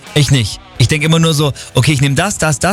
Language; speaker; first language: German; native; German